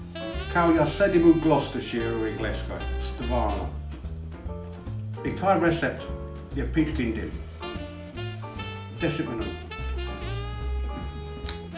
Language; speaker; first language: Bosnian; non-native, learner; English